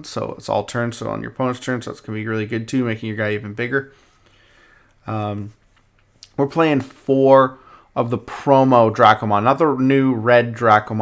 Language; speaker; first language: English; native; English